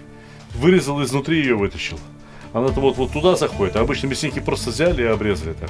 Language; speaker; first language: Russian; native; Russian